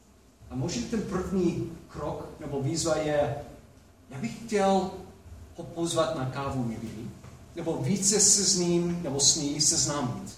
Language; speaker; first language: Czech; non-native, fluent; English